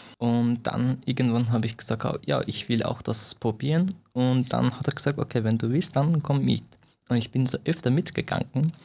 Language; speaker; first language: German; non-native, fluent; Persian